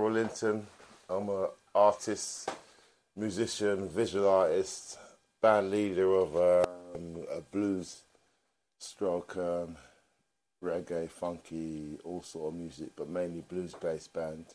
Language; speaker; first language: English; native; English